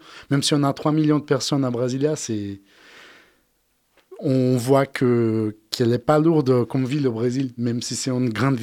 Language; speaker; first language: French; non-native, fluent; Portuguese